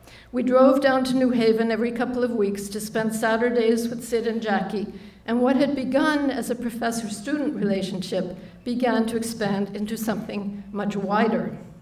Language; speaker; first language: English; native; English